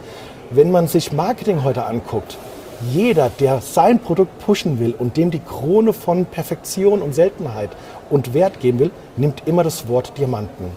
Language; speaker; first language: German; native; German